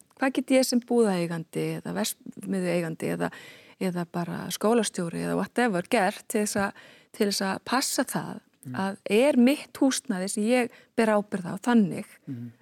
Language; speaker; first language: Icelandic; native; Icelandic